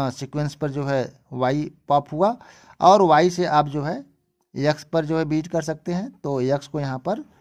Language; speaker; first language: Hindi; native; Hindi